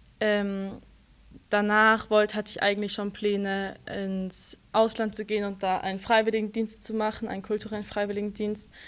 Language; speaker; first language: German; native; German